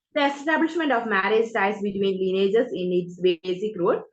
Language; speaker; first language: English; non-native, local second language; Malayalam